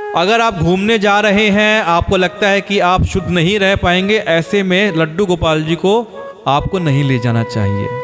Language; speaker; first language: Hindi; native; Hindi